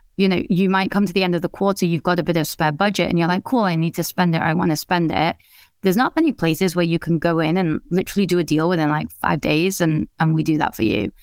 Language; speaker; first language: English; native; English